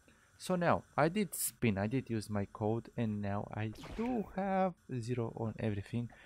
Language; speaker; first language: English; non-native, fluent; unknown